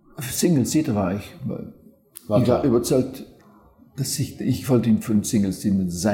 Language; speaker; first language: German; non-native, fluent; French